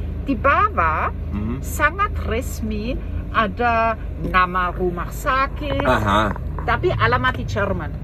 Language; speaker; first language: Indonesian; non-native, fluent; German